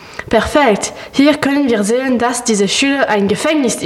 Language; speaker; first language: German; non-native, learner; French